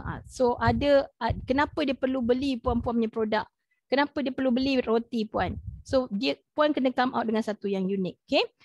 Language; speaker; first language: Malay; native; Malay